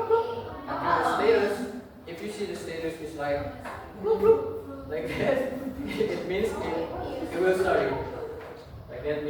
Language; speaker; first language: English; non-native, learner; Indonesian